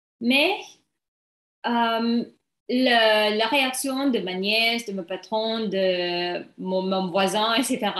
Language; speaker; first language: French; non-native, learner; English